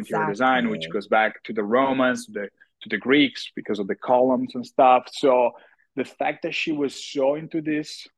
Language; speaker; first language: English; non-native, fluent; Italian